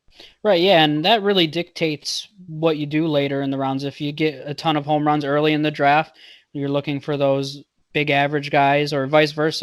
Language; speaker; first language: English; native; English